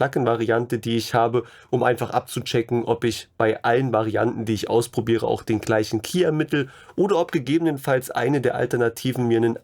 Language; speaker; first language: German; native; German